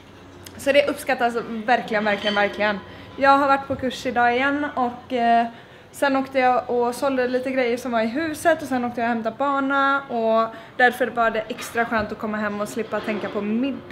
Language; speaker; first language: Swedish; native; Swedish